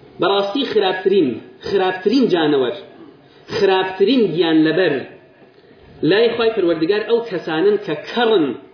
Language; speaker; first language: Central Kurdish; native; Central Kurdish